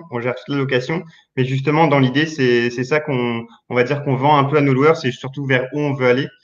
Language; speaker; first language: French; native; French